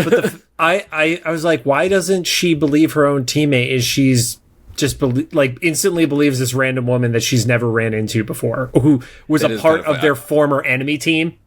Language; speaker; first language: English; native; English